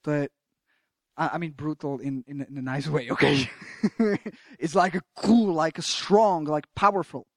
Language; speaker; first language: English; non-native, fluent; Slovak